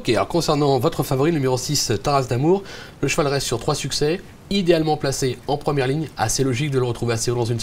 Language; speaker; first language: French; native; French